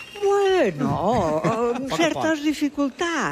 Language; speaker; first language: Catalan; non-native, local second language; Spanish